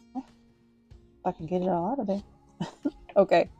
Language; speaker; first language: English; native; English